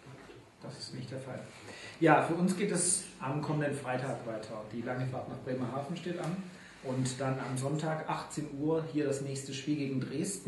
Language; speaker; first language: German; native; German